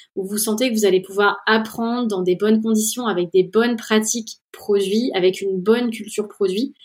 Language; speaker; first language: French; native; French